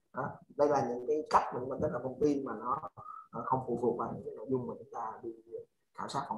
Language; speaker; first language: Vietnamese; native; Vietnamese